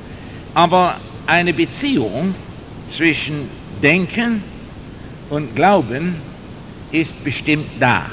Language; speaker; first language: German; non-native, fluent; English